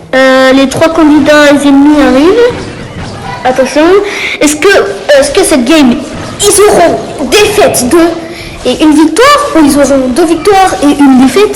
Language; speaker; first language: French; native; French